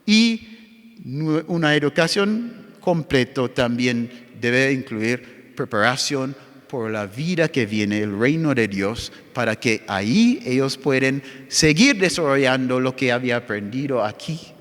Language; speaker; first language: Spanish; non-native, fluent; English